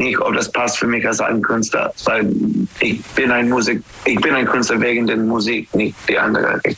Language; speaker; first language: German; non-native, learner; English